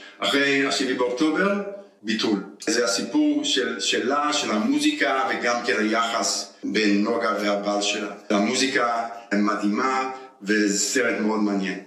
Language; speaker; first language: Hebrew; early bilingual, heritage; Hebrew